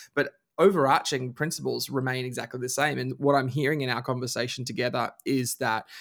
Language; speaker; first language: English; native; English